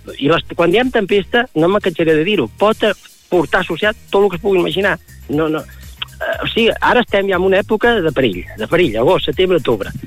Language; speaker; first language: Catalan; native; Catalan